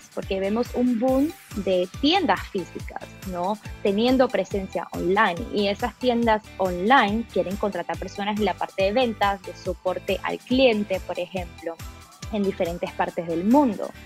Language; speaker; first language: Spanish; early bilingual, other home language; Portuguese